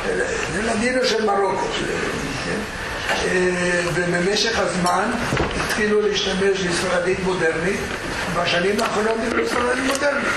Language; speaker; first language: Hebrew; non-native, fluent; Spanish